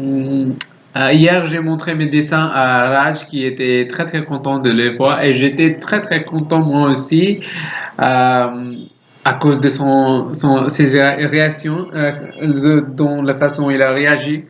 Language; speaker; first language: French; non-native, learner; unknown